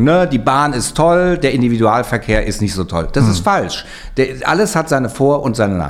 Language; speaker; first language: German; native; German